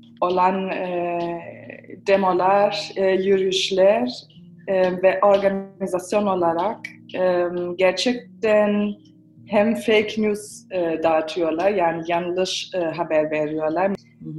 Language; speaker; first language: Turkish; early bilingual, heritage; Turkish